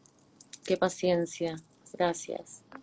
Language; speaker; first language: Spanish; native; Spanish